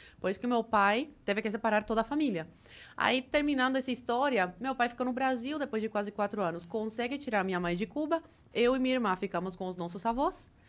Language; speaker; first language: Portuguese; early bilingual, other home language; Spanish